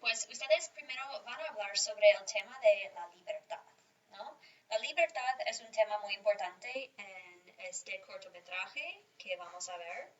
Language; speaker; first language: Spanish; non-native, fluent; English